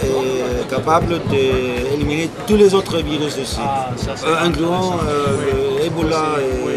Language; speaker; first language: French; non-native, fluent; German